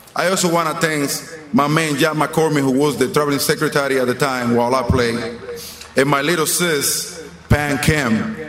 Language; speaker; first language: English; non-native, fluent; Spanish